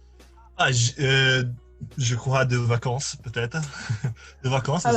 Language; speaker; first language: French; non-native, learner; Italian